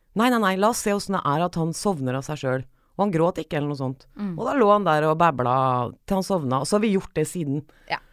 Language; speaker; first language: Norwegian; native; Norwegian